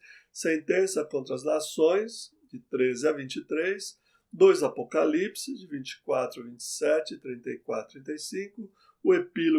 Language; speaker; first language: Portuguese; native; Portuguese